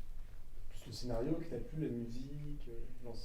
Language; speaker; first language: French; native; French